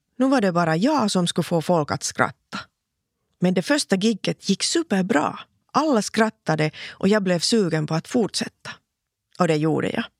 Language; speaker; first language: Swedish; non-native, local second language; Finnish